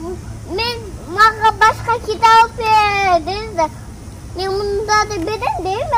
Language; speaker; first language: Kyrgyz; early bilingual, heritage; Kyrgyz